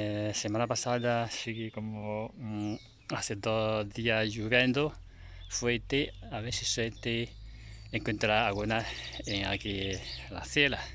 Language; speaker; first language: Spanish; non-native, learner; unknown